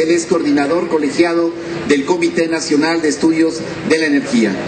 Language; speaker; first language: Spanish; native; Spanish